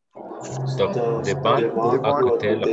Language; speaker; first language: French; non-native, learner; Spanish